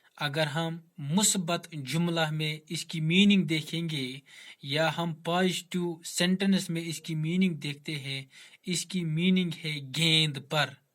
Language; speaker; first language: Urdu; non-native, local second language; Kashmiri